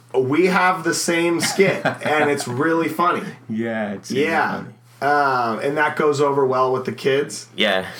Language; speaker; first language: English; non-native, fluent; Portuguese